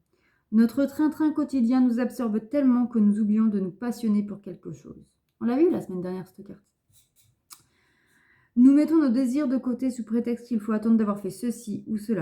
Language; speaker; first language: French; native; French